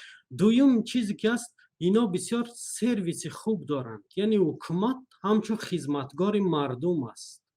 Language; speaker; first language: Persian; non-native, local second language; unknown